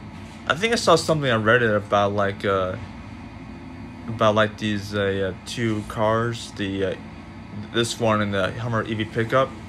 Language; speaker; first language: English; native; English